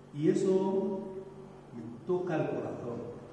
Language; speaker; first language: Spanish; non-native, fluent; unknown